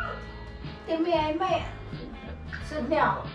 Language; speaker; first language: English; non-native, learner; Nepali